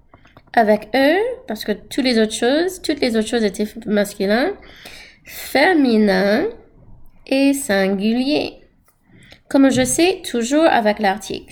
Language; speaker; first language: French; non-native, fluent; English